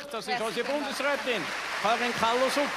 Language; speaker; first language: German; native; German